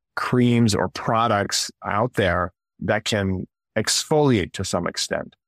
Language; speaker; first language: English; early bilingual, other home language; Russian